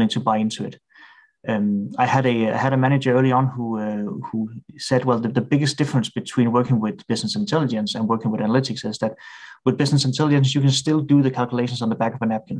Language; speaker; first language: English; non-native, fluent; Danish